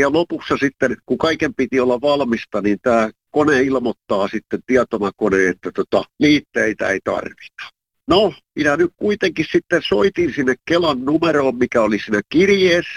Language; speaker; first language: Finnish; native; Finnish